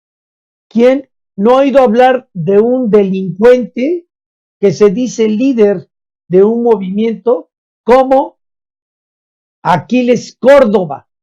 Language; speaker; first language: Spanish; native; Spanish